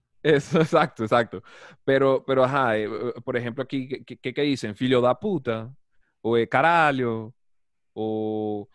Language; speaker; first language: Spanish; native; Spanish